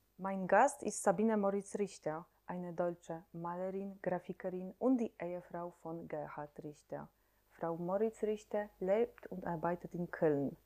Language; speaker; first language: German; non-native, fluent; Polish